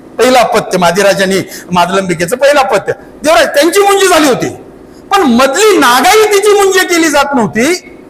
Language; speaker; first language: Marathi; non-native, local second language; Kannada